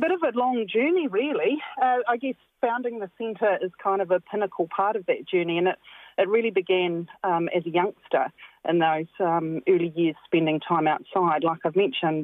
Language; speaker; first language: English; native; English